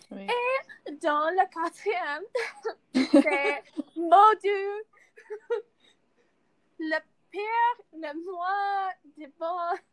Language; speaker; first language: French; non-native, learner; English